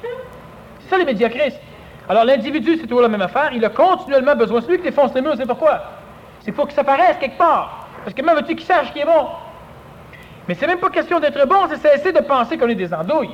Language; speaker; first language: French; native; French